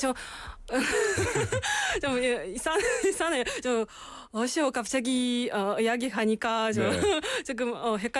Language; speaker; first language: Korean; non-native, learner; Russian